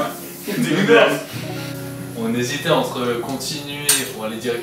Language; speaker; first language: French; native; French